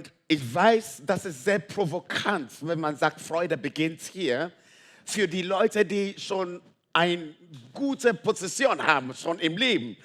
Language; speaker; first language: German; non-native, fluent; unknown